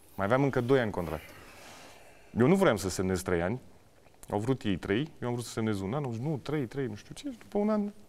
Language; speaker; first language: Romanian; early bilingual, heritage; Romanian